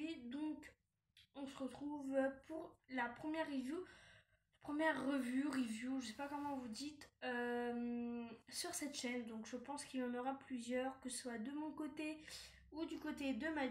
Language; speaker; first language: French; native; French